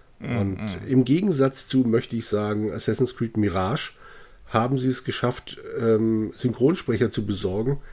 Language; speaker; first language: German; native; German